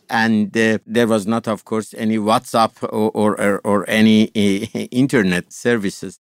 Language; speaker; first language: English; non-native, fluent; Persian